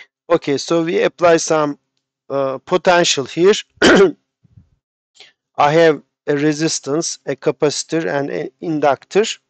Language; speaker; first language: English; non-native, fluent; Turkish